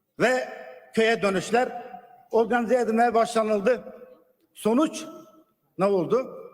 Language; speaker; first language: Turkish; non-native, local second language; Kurdish